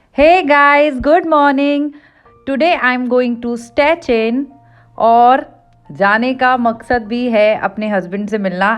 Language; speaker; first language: Hindi; native; Hindi